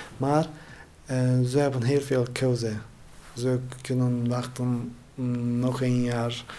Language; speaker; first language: Dutch; non-native, learner; Turkish